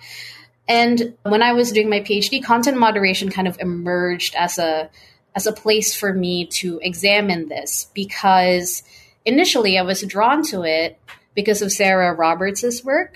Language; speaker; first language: English; non-native, local second language; Filipino